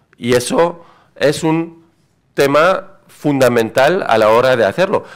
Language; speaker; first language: Spanish; non-native, fluent; French